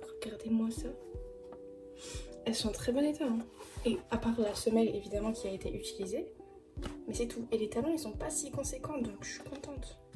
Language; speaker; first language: French; native; French